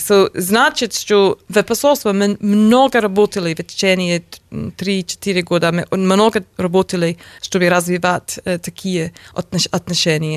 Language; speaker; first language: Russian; non-native, learner; English